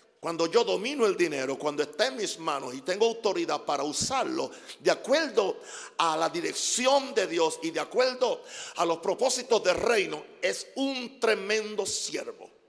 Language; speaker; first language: Spanish; non-native, fluent; English